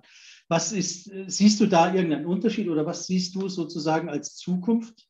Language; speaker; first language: German; native; German